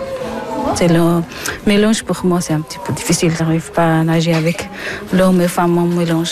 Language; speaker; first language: French; non-native, learner; Persian